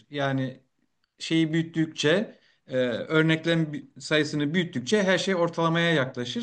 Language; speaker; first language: Turkish; native; Turkish